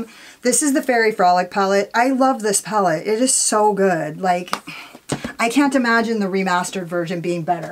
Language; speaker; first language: English; native; English